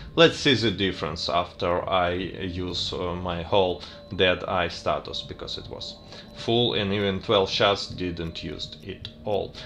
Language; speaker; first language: English; non-native, fluent; Russian